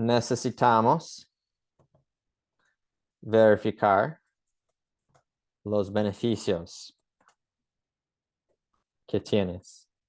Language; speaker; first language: Spanish; early bilingual, heritage; English